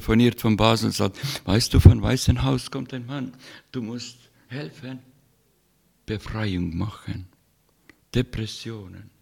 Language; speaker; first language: German; non-native, fluent; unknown